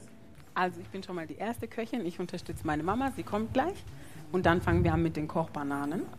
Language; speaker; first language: German; early bilingual, other home language; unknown